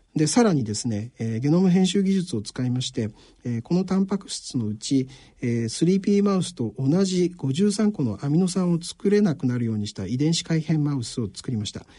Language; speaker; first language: Japanese; native; Japanese